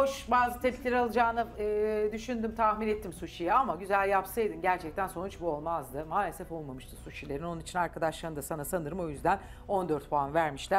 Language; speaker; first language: Turkish; native; Turkish